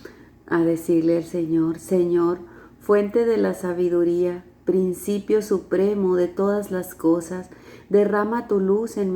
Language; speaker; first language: Spanish; native; Spanish